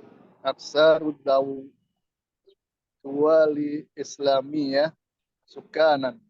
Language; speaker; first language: Arabic; non-native, learner; Indonesian